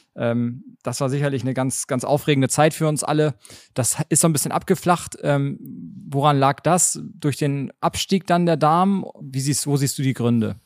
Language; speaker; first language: German; native; German